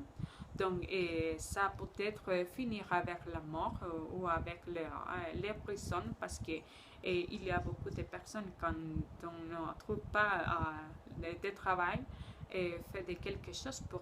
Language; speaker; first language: French; non-native, learner; Spanish